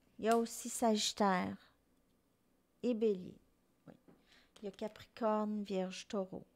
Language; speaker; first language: French; native; French